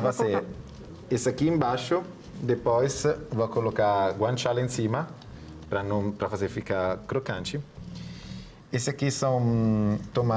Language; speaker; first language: Portuguese; non-native, fluent; Italian